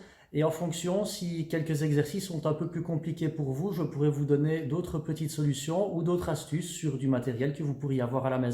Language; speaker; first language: French; native; French